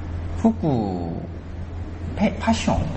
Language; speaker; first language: Japanese; non-native, learner; Korean